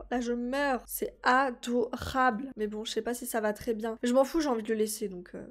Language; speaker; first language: French; native; French